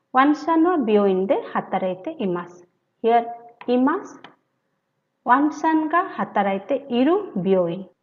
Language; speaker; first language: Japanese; non-native, fluent; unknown